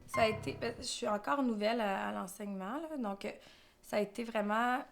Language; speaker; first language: French; native; French